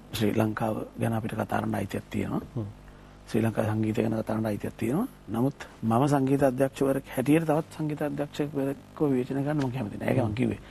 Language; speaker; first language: Sinhala; native; Sinhala